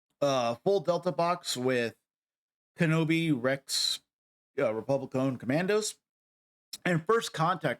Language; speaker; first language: English; native; English